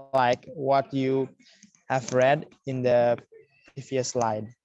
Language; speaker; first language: English; non-native, learner; Indonesian